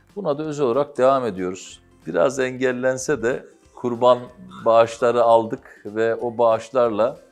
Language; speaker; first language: Turkish; native; Turkish